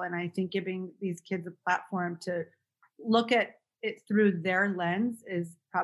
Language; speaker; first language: English; native; English